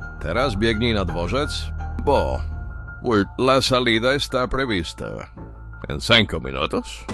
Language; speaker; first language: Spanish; non-native, fluent; Polish